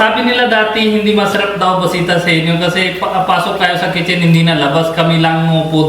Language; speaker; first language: Filipino; non-native, learner; Punjabi